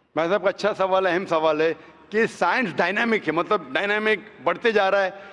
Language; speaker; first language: Hindi; non-native, local second language; Konkani